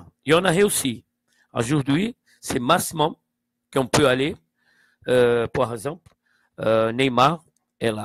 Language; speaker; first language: French; non-native, fluent; Portuguese